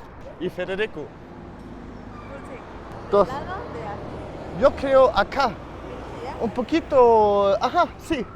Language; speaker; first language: Spanish; non-native, learner; Danish